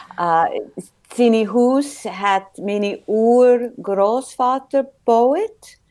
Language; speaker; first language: German; early bilingual, heritage; English